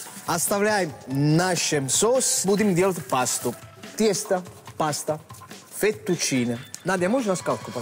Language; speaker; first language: Russian; non-native, fluent; Italian